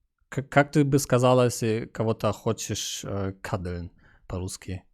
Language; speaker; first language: Russian; early bilingual, heritage; German